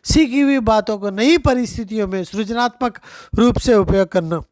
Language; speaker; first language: Hindi; non-native, local second language; Telugu